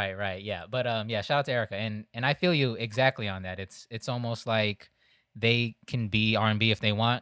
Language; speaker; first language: English; native; English